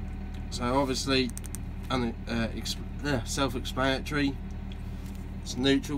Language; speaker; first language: English; native; English